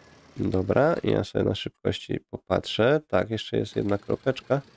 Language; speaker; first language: Polish; native; Polish